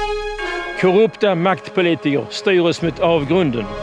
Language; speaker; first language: Swedish; native; Swedish